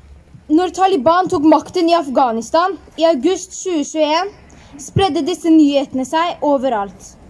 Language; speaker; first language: Norwegian; early bilingual, other home language; Persian